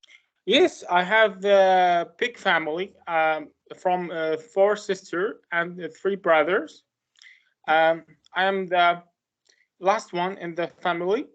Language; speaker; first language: English; non-native, learner; Arabic